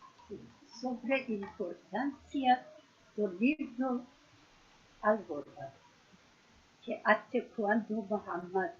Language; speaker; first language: Portuguese; non-native, fluent; Persian